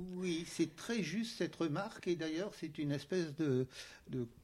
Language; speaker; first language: French; native; French